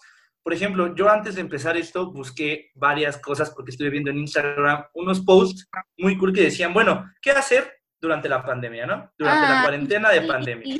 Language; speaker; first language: Spanish; native; Spanish